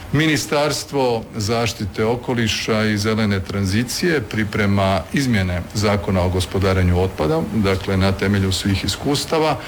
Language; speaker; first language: Croatian; native; Croatian